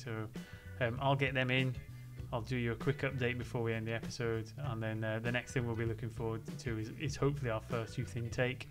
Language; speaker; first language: English; native; English